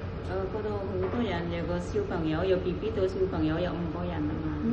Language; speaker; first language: Cantonese; non-native, fluent; Indonesian